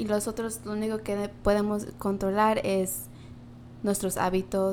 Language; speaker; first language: Spanish; early bilingual, heritage; Spanish